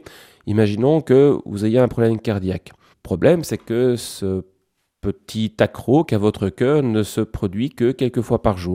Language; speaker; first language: French; native; French